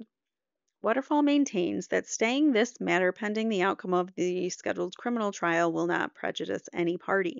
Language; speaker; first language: English; native; English